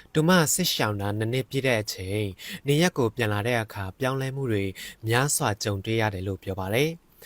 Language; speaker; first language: Burmese; non-native, local second language; Shan